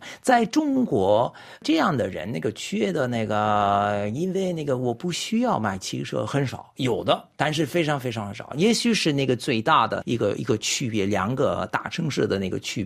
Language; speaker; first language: Chinese; non-native, fluent; French